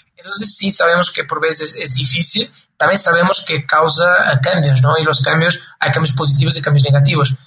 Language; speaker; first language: Spanish; non-native, fluent; Portuguese